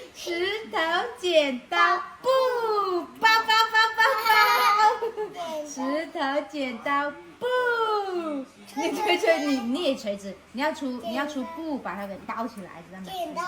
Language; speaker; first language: Chinese; native; Chinese